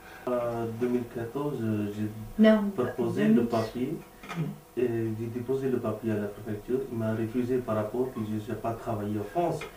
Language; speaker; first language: French; non-native, learner; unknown